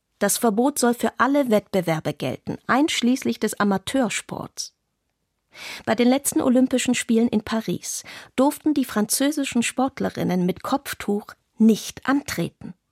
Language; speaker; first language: German; non-native, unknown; Arabic